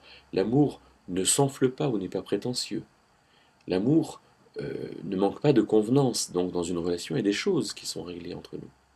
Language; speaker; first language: French; native; French